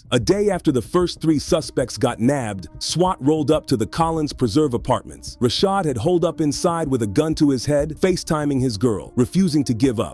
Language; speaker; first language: English; native; English